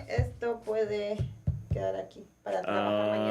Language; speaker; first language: Spanish; native; Spanish